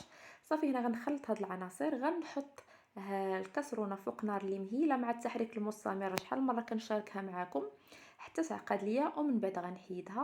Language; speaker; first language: Arabic; native; Arabic